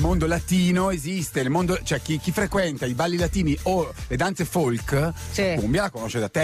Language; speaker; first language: Italian; native; Italian